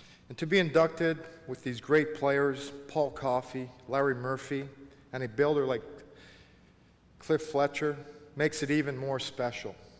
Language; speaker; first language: English; non-native, local second language; French